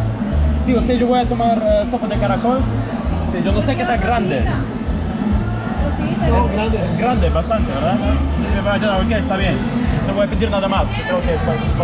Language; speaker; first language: Spanish; non-native, fluent; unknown